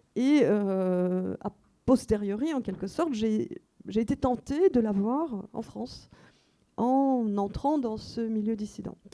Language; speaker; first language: French; non-native, fluent; Russian